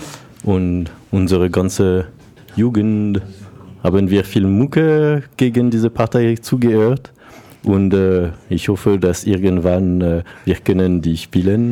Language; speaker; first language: German; non-native, learner; French